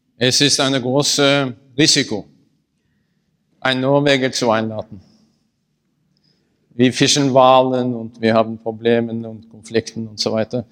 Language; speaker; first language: German; non-native, learner; Norwegian